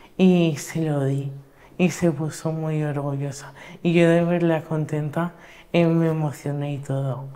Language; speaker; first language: Spanish; native; Spanish